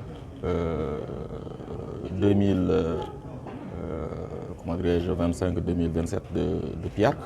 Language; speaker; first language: French; non-native, local second language; Wolof